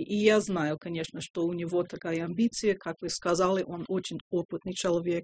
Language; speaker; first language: Russian; non-native, fluent; English